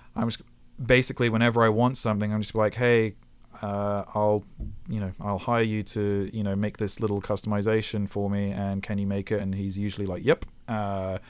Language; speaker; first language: English; native; English